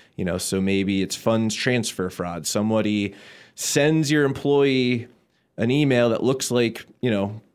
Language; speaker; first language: English; native; English